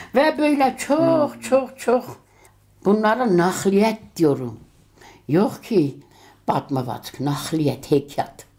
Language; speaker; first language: Turkish; early bilingual, heritage; Turkish